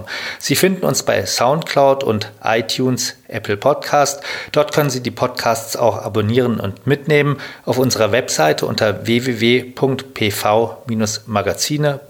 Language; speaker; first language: German; native; German